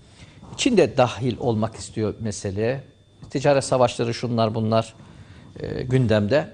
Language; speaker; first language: Turkish; native; Turkish